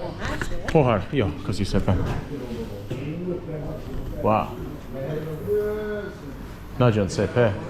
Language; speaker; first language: Hungarian; non-native, learner; English